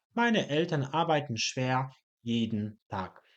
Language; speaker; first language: German; non-native, fluent; Polish